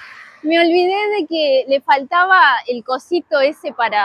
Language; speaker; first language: Spanish; native; Spanish